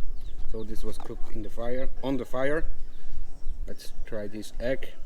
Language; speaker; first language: English; non-native, fluent; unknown